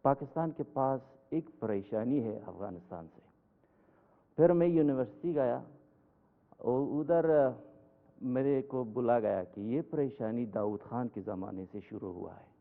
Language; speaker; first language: Hindi; non-native, fluent; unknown